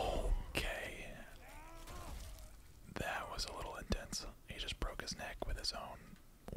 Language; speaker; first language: English; native; English